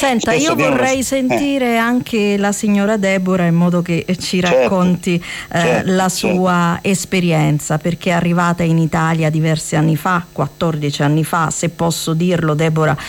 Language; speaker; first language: Italian; native; Italian